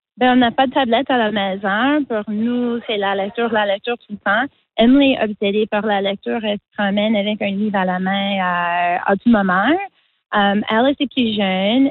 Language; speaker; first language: French; non-native, local second language; English